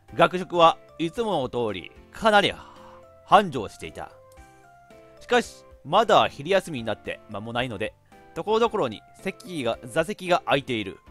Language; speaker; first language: Japanese; native; Japanese